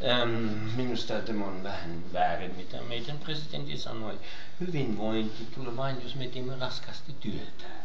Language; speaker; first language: Finnish; non-native, learner; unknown